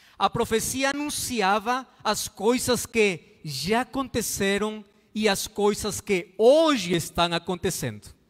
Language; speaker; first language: Portuguese; non-native, fluent; Spanish